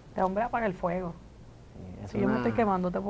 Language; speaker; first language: Spanish; native; Spanish